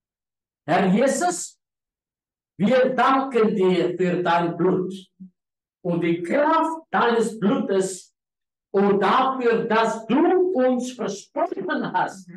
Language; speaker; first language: German; non-native, learner; Afrikaans